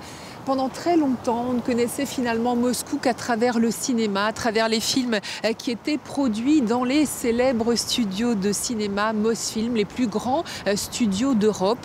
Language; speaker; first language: French; native; French